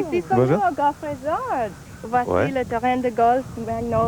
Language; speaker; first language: French; non-native, learner; English